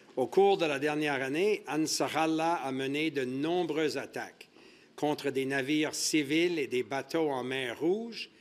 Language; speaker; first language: French; early bilingual, heritage; French